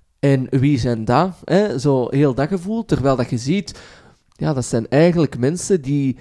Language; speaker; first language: Dutch; early bilingual, other home language; Arabic